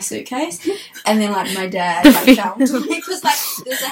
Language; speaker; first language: English; native; English